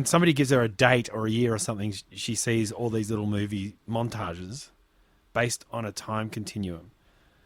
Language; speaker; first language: English; native; English